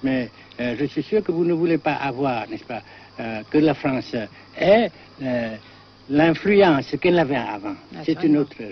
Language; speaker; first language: French; non-native, local second language; Vietnamese